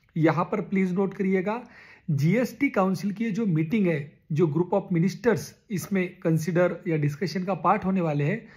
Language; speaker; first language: Hindi; non-native, local second language; Marathi